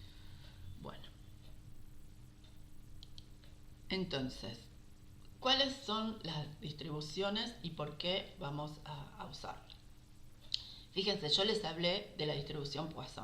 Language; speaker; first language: Spanish; native; Spanish